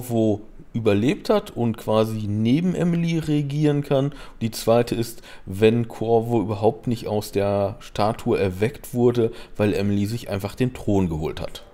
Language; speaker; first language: German; native; German